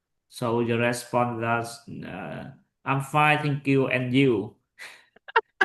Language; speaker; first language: English; non-native, learner; Vietnamese